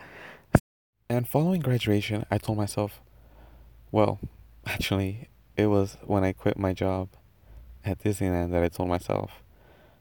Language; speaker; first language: English; early bilingual, other home language; Spanish